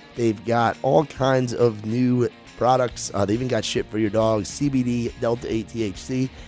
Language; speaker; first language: English; native; English